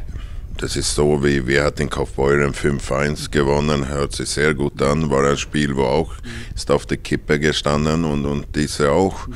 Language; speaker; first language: German; non-native, fluent; Swedish